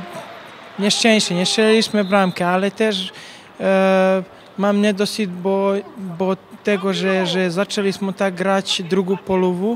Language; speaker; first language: Polish; non-native, learner; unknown